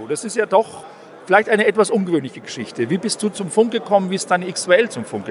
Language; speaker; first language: German; native; German